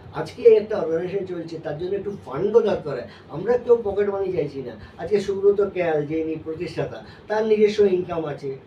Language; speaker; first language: Bangla; native; Bangla